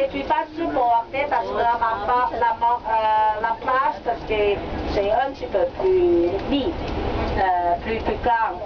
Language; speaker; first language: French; non-native, learner; Cantonese